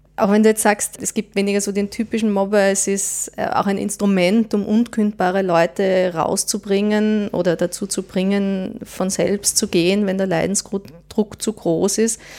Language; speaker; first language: German; native; German